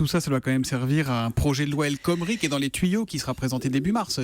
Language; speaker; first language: French; native; French